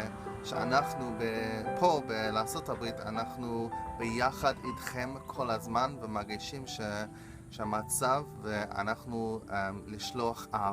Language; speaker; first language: Hebrew; non-native, learner; English